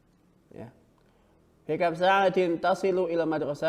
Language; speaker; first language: Arabic; non-native, fluent; Indonesian